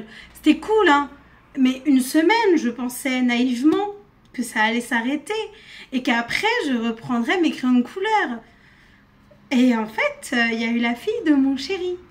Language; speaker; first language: French; native; French